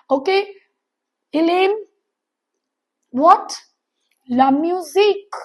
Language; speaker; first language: French; non-native, fluent; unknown